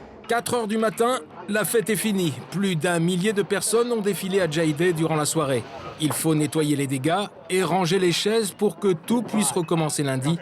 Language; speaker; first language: French; native; French